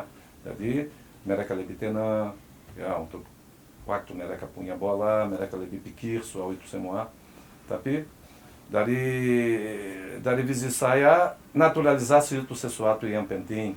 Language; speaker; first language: Indonesian; non-native, fluent; Portuguese